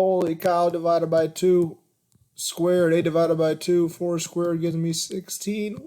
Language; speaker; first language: English; native; English